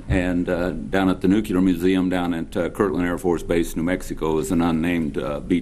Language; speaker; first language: English; native; English